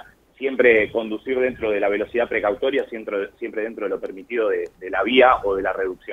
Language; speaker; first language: Spanish; native; Spanish